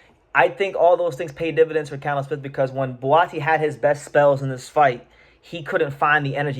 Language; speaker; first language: English; native; English